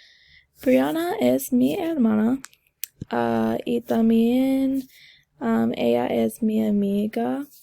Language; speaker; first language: Spanish; non-native, learner; English